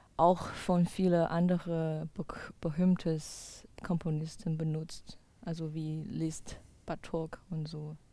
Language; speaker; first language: German; non-native, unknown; Chinese